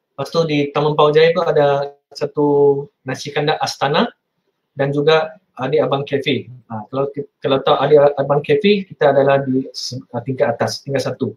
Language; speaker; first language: Malay; non-native, local second language; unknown